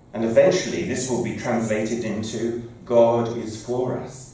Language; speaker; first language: English; native; English